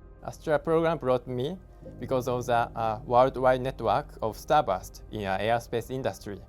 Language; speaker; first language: English; non-native, learner; Japanese